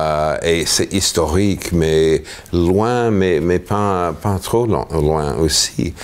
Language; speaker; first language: French; non-native, fluent; English